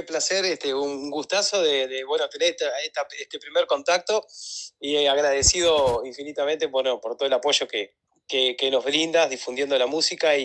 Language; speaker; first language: Spanish; native; Spanish